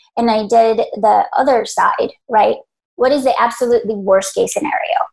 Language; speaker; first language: English; early bilingual, other home language; Spanish